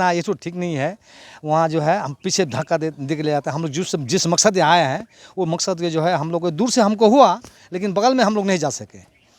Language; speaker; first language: Hindi; non-native, local second language; Bangla